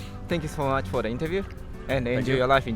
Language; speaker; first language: English; non-native, learner; Japanese